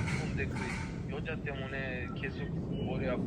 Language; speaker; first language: Korean; non-native, learner; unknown